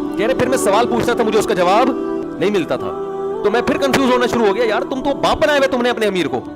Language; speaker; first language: Urdu; native; Urdu